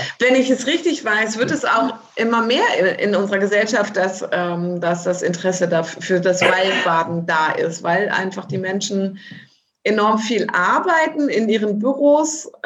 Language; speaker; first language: German; native; German